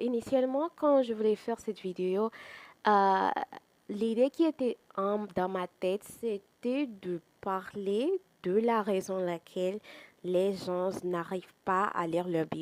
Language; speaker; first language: French; non-native, fluent; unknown